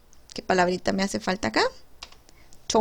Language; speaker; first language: Spanish; native; Spanish